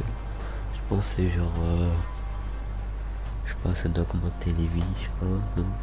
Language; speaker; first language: French; native; French